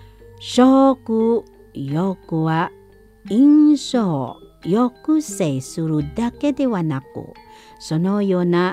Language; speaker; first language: Japanese; non-native, fluent; Indonesian